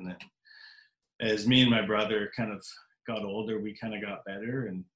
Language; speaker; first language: English; native; English